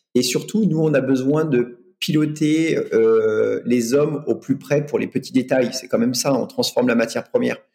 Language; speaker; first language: French; native; French